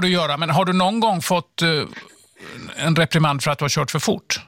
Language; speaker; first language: Swedish; native; Swedish